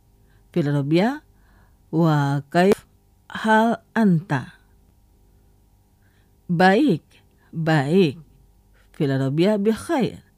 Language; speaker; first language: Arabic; non-native, fluent; Indonesian